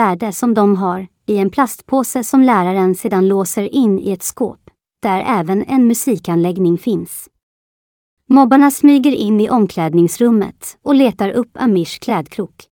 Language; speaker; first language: Swedish; native; Swedish